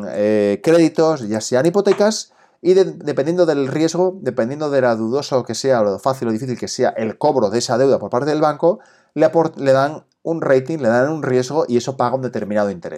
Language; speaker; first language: Spanish; native; Spanish